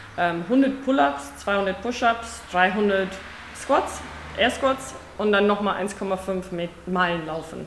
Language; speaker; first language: German; non-native, fluent; Afrikaans